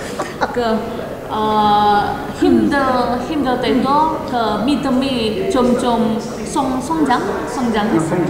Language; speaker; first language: Korean; non-native, learner; Indonesian